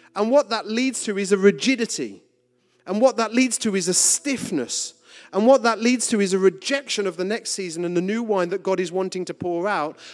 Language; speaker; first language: English; native; English